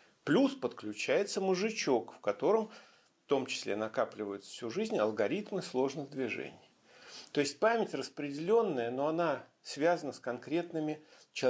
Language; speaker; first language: Russian; native; Russian